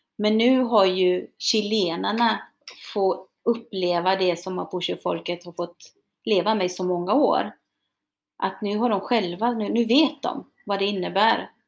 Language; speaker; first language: Swedish; early bilingual, other home language; Spanish